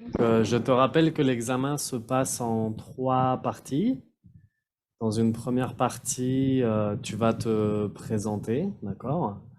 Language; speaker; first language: French; native; French